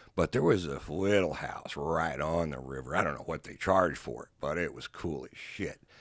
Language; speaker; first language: English; native; English